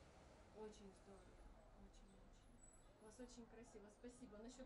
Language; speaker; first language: Russian; native; Russian